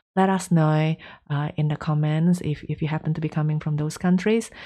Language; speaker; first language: English; non-native, fluent; Indonesian